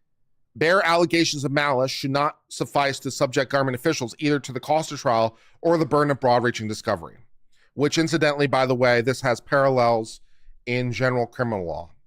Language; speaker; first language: English; native; English